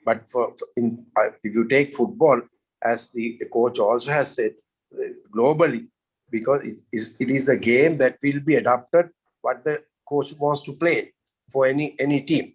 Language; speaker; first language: English; non-native, local second language; Sinhala